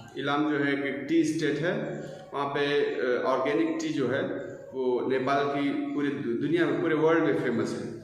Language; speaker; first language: Hindi; native; Hindi